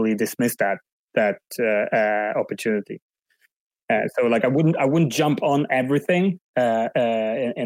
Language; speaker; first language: English; non-native, fluent; Swedish